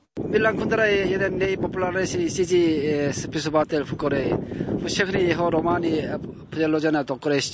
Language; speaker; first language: Czech; non-native, learner; Korean